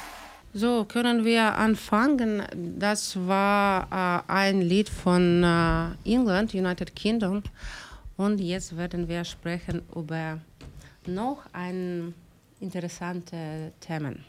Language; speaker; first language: German; non-native, learner; Ukrainian